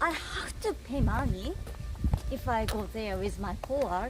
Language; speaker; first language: English; non-native, learner; Japanese